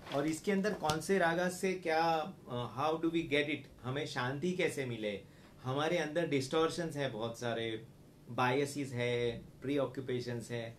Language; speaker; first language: Hindi; non-native, local second language; Gujarati